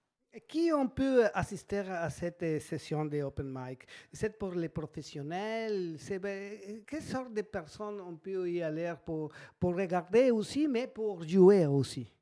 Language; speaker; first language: French; non-native, learner; Spanish